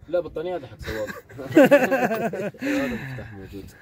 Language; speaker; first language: Arabic; non-native, learner; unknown